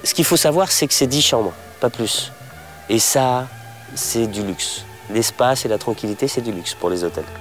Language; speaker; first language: French; native; French